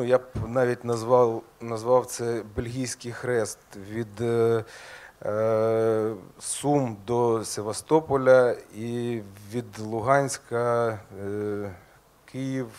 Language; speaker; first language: Ukrainian; native; Ukrainian